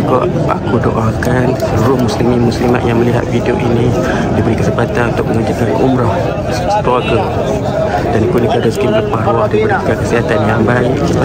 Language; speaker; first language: Malay; native; Malay